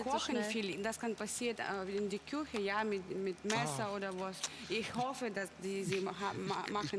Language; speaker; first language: German; non-native, fluent; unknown